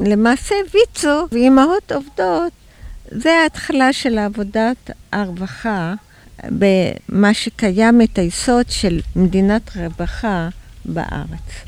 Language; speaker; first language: Hebrew; early bilingual, other home language; German